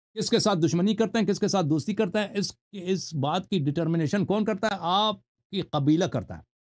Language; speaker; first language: Urdu; non-native, fluent; Persian